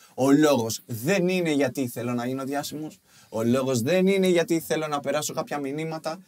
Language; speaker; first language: Greek; early bilingual, other home language; Albanian